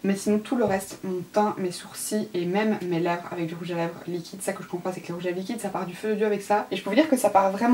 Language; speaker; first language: French; native; French